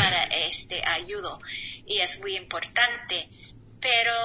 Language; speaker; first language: Spanish; non-native, learner; English